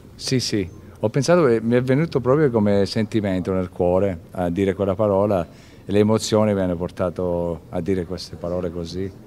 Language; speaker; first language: Italian; early bilingual, heritage; Italian